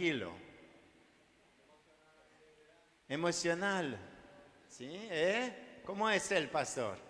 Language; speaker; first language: Spanish; non-native, learner; French